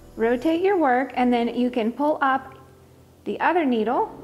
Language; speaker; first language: English; native; English